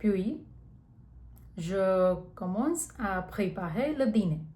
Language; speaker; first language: French; non-native, learner; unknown